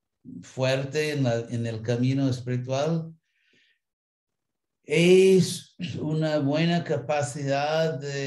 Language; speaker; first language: Spanish; non-native, fluent; English